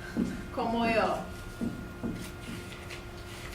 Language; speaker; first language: Spanish; non-native, learner; English